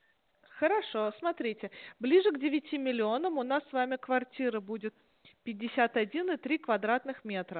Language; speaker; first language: Russian; native; Russian